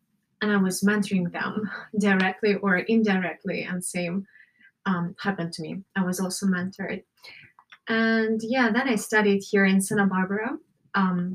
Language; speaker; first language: English; non-native, fluent; Ukrainian